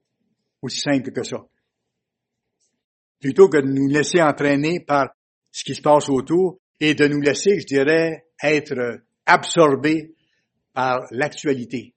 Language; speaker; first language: French; native; French